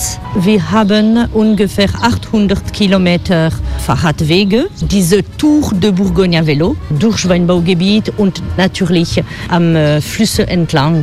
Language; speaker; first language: German; non-native, learner; French